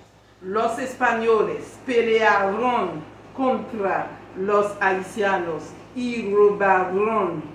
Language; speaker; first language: Spanish; non-native, learner; Haitian Creole